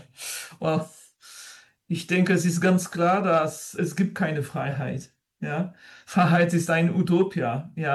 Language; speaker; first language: German; non-native, fluent; French